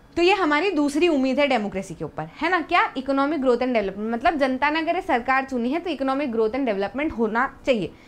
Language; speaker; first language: Hindi; native; Hindi